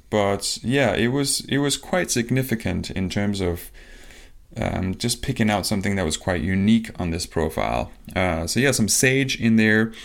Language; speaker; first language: English; non-native, fluent; Danish